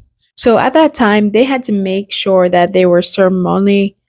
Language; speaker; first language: English; native; English